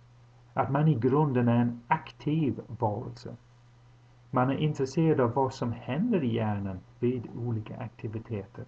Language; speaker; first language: Swedish; non-native, fluent; English